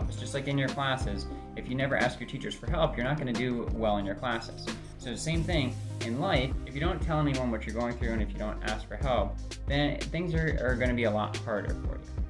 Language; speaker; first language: English; native; English